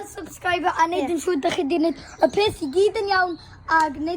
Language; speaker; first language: Welsh; native; Welsh